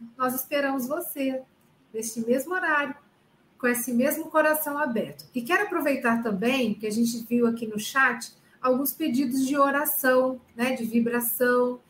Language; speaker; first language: Portuguese; native; Portuguese